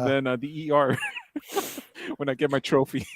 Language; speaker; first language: English; native; English